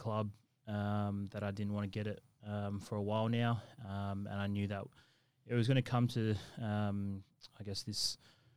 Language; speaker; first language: English; native; English